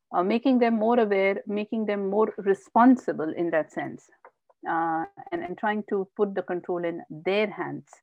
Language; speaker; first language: English; non-native, local second language; Hindi